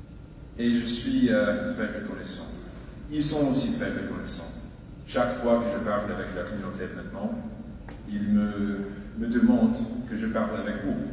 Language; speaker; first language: French; non-native, fluent; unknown